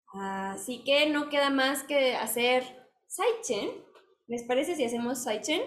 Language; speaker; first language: Spanish; native; Spanish